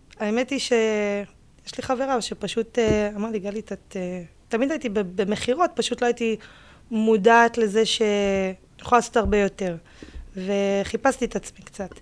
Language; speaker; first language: Hebrew; early bilingual, other home language; English